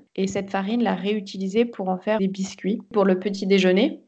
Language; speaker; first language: French; native; French